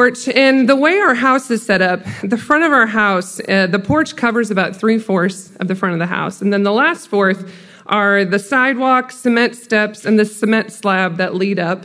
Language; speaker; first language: English; native; English